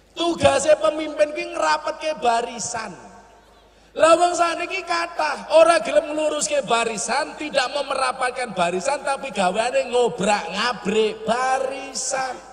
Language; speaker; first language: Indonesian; non-native, local second language; Javanese